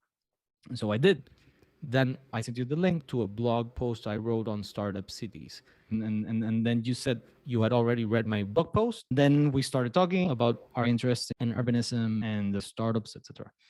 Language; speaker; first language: English; non-native, fluent; Spanish